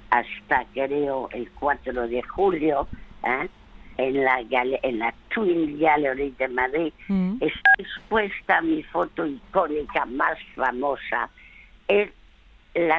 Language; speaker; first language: Spanish; early bilingual, other home language; French